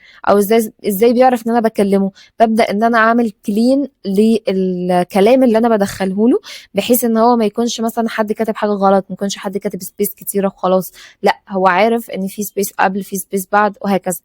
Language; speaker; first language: Arabic; native; Arabic